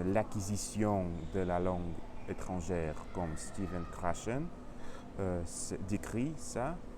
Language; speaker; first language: French; non-native, learner; Russian